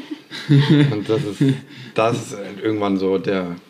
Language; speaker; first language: German; native; German